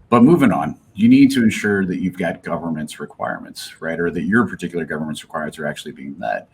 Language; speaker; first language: English; native; English